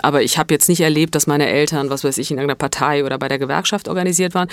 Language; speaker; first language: German; early bilingual, other home language; Italian